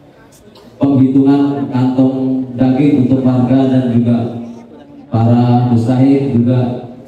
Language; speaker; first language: Indonesian; native; Indonesian